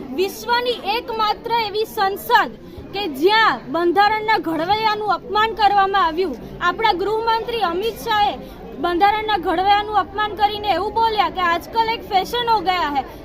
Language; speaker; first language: Gujarati; native; Gujarati